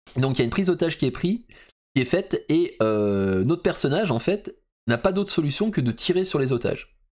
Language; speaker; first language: French; native; French